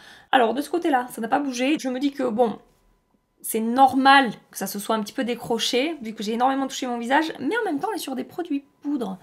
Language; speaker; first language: French; native; French